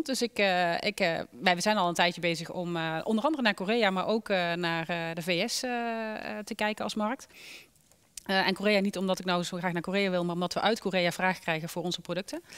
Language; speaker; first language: Dutch; native; Dutch